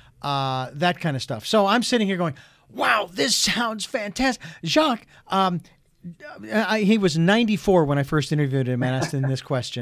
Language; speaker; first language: English; native; English